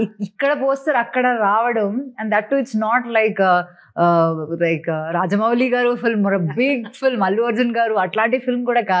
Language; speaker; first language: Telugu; non-native, fluent; Malayalam